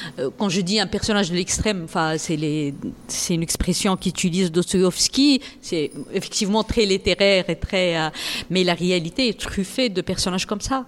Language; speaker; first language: French; non-native, local second language; Arabic